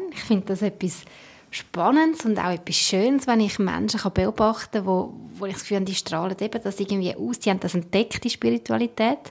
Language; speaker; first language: German; native; German